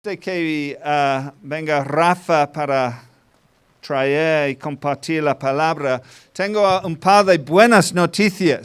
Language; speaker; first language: Spanish; non-native, fluent; English